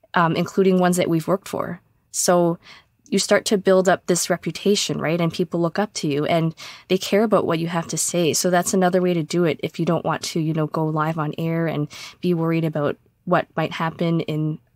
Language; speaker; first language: English; native; English